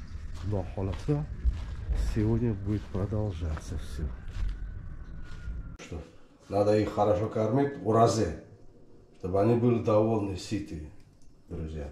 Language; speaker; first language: Russian; non-native, local second language; Uzbek